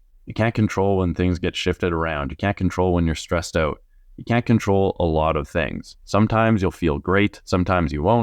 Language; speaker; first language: English; native; English